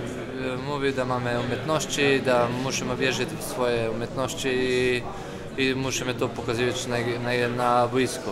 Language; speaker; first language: Polish; non-native, fluent; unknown